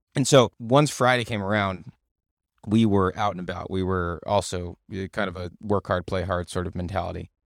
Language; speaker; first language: English; native; English